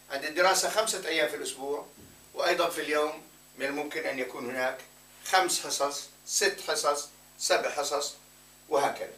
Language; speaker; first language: Arabic; non-native, fluent; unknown